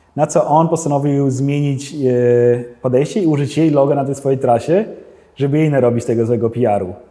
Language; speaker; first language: Polish; native; Polish